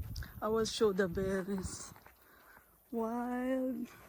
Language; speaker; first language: English; non-native, learner; Filipino